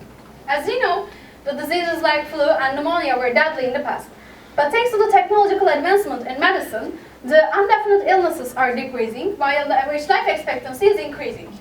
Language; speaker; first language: English; non-native, fluent; Turkish